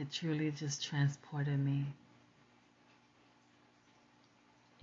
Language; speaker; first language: English; native; English